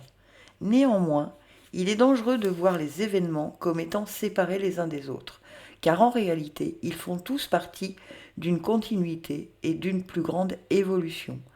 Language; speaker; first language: French; native; French